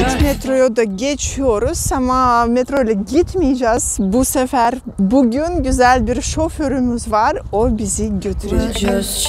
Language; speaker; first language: Turkish; non-native, fluent; Russian